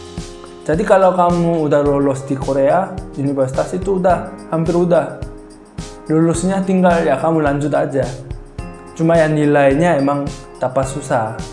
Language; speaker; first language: Indonesian; non-native, fluent; Korean